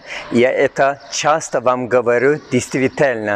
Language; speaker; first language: Russian; non-native, fluent; Turkish